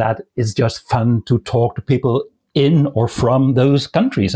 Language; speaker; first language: English; non-native, fluent; Limburgish